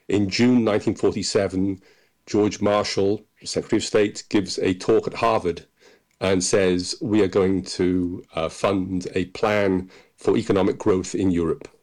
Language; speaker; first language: English; native; English